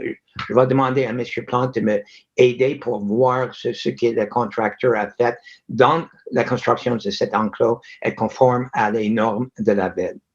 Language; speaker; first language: French; non-native, local second language; English